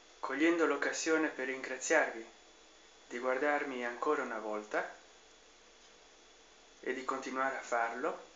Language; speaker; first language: Italian; non-native, fluent; Spanish